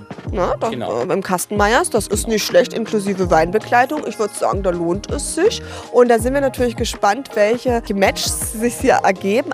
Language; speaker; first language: German; native; German